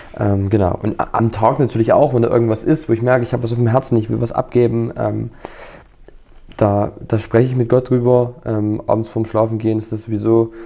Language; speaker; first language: German; native; German